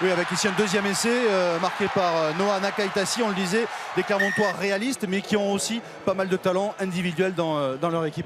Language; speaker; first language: French; native; French